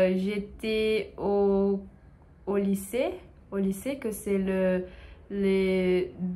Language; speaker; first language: French; non-native, learner; Portuguese